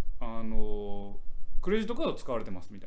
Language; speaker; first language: Japanese; native; Japanese